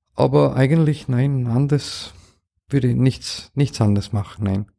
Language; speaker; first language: German; non-native, fluent; Romanian